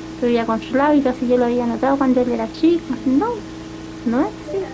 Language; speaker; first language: Spanish; native; Spanish